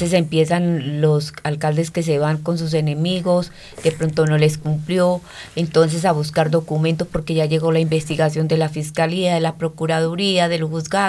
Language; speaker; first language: Spanish; native; Spanish